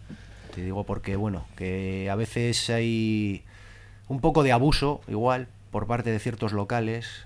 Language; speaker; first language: Spanish; native; Spanish